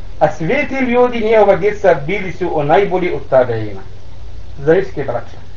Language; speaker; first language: Bosnian; non-native, learner; Arabic